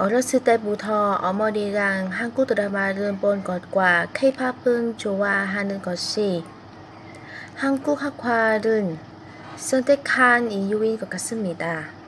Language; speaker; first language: Korean; non-native, fluent; Vietnamese